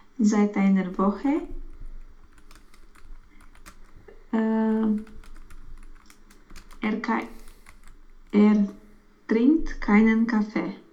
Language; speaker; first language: German; non-native, learner; Romanian